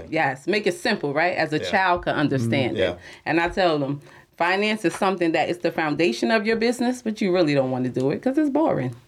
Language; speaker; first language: English; native; English